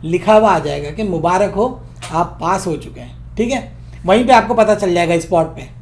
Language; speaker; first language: Hindi; non-native, local second language; Urdu